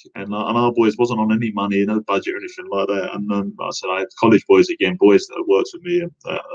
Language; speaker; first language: English; native; English